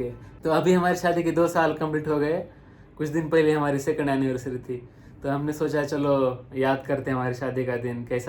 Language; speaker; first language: Hindi; non-native, local second language; Marathi